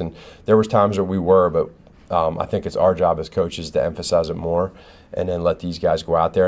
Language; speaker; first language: English; native; English